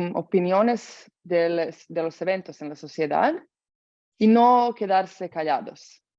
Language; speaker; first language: Spanish; non-native, fluent; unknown